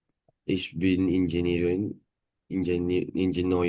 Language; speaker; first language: German; non-native, learner; Indonesian